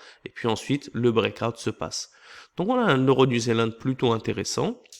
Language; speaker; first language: French; native; French